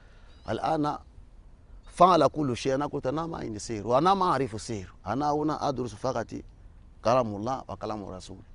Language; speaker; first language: Arabic; non-native, learner; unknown